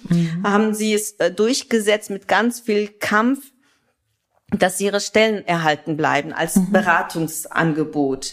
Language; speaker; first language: German; early bilingual, other home language; Kurdish